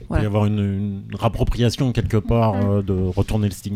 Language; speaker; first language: French; native; French